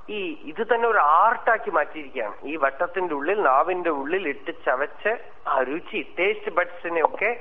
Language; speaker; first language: Malayalam; non-native, local second language; Tamil